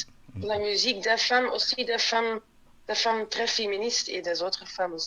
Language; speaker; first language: French; non-native, local second language; Dutch